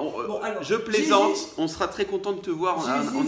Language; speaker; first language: French; native; French